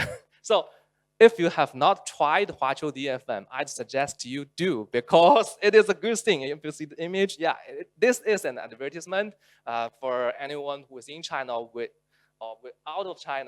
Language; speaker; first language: English; non-native, local second language; Chinese